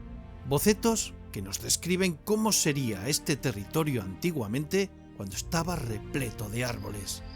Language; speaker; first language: Spanish; native; Spanish